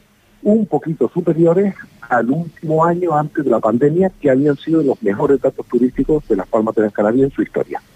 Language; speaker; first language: Spanish; native; Spanish